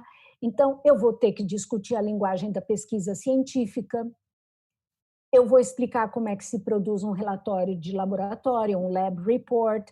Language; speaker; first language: Portuguese; native; Portuguese